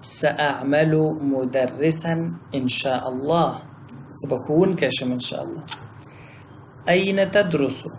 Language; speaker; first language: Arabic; non-native, fluent; Pashto